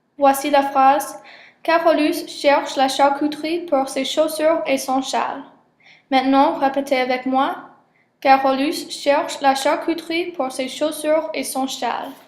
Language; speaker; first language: French; non-native, learner; English